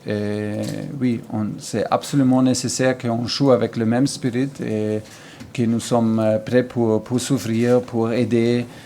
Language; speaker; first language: French; non-native, learner; German